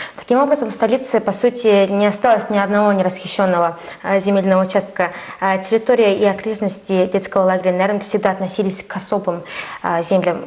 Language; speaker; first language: Russian; non-native, fluent; Mongolian